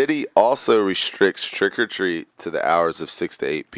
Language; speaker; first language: English; native; English